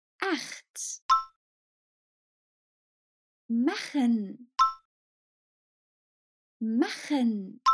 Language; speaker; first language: German; non-native, fluent; Portuguese